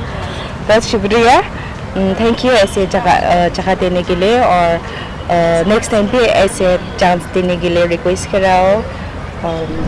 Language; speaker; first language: Hindi; non-native, local second language; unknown